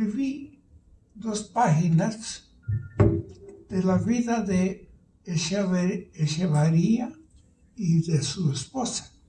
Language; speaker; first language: Spanish; early bilingual, heritage; Spanish